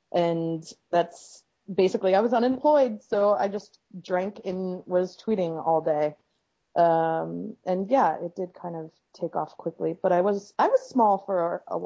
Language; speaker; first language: English; native; English